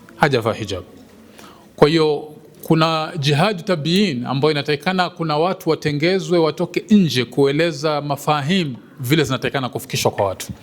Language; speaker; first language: Swahili; native; Swahili